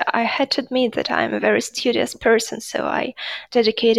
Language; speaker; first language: English; non-native, fluent; Russian